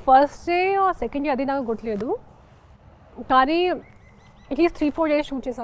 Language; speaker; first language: Telugu; non-native, fluent; Hindi